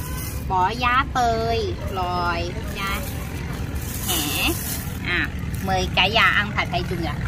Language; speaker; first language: Vietnamese; early bilingual, heritage; Vietnamese